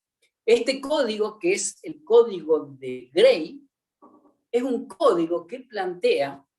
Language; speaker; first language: Spanish; native; Spanish